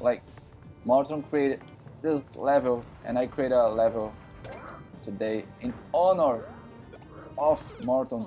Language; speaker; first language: English; non-native, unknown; Portuguese